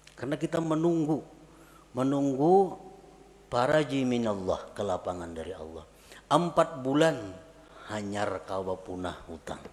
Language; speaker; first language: Indonesian; non-native, local second language; Banjar